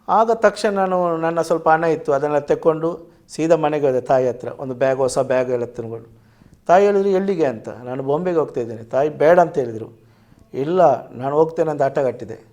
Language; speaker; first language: Kannada; non-native, local second language; Tulu